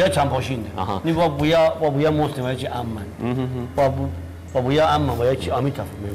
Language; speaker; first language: Chinese; non-native, learner; Persian